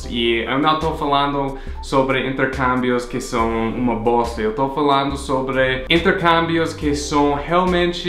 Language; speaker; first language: Portuguese; non-native, fluent; English